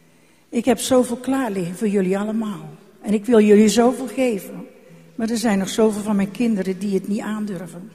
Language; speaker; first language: Dutch; native; Dutch